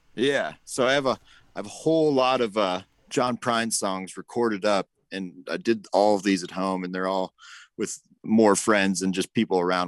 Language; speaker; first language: English; native; English